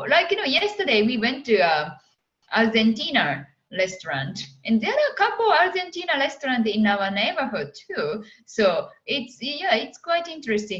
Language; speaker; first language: English; non-native, fluent; Japanese